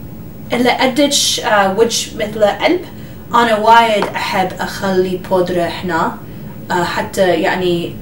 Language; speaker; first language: Arabic; early bilingual, heritage; English